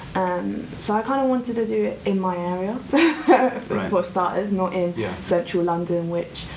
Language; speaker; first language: English; native; English